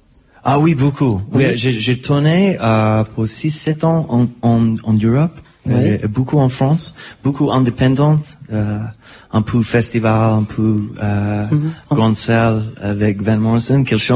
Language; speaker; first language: French; non-native, learner; English